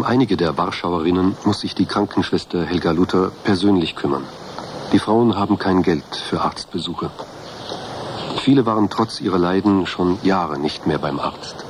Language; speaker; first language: German; native; German